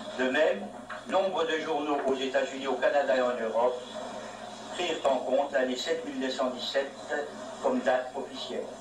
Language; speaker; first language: French; native; French